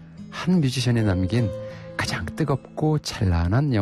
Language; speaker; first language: Korean; native; Korean